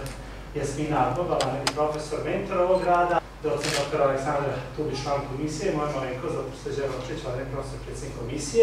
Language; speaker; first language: Serbian; native; Serbian